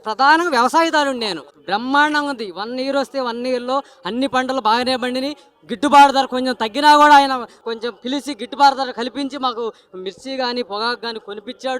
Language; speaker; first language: Telugu; native; Telugu